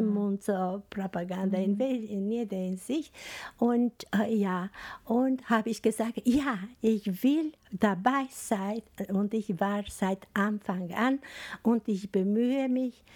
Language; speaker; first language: German; non-native, learner; Albanian